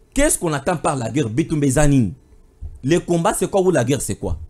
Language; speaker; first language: French; non-native, local second language; Lingala